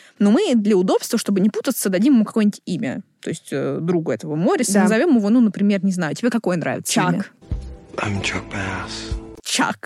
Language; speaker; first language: Russian; native; Russian